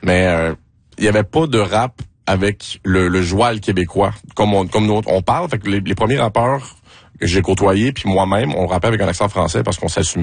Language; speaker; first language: French; native; French